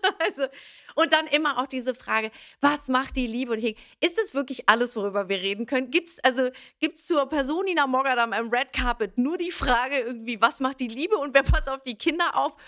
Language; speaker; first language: German; early bilingual, other home language; Persian